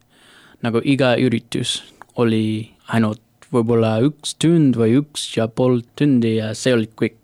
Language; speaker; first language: Estonian; non-native, learner; English